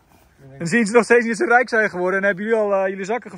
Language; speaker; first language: Dutch; native; Dutch